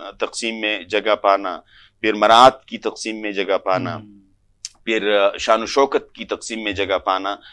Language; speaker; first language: Urdu; non-native, local second language; Pashto